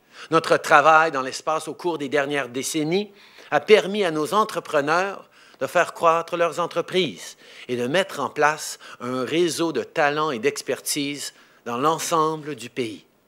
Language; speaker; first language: French; early bilingual, heritage; French